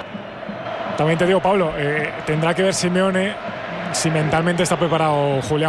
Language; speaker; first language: Spanish; native; Spanish